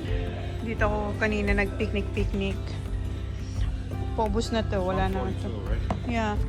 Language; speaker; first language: Filipino; native; Filipino